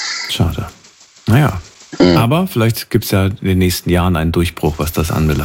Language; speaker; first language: German; native; German